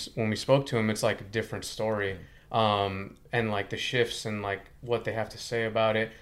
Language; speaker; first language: English; non-native, fluent; Spanish